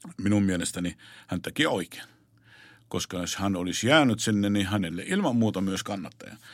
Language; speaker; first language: Finnish; non-native, fluent; Arabic